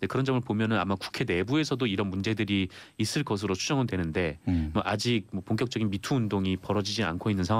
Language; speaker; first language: Korean; native; Korean